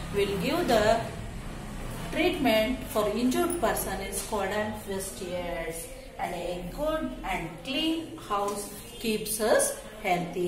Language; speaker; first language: English; non-native, local second language; Kannada